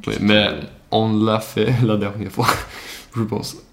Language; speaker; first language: French; non-native, learner; Swedish